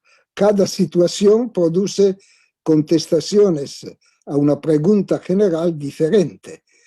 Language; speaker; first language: Spanish; non-native, fluent; Italian